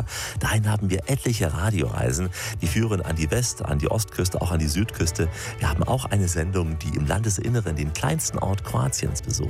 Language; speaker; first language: German; native; German